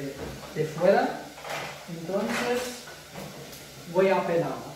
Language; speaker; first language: Spanish; non-native, fluent; German